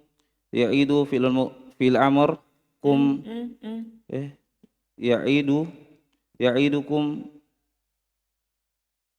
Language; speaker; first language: Arabic; non-native, learner; Indonesian